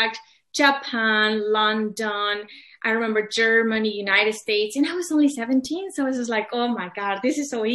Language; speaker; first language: English; non-native, fluent; Spanish